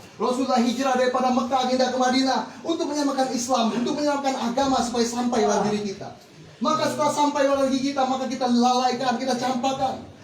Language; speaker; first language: Indonesian; native; Indonesian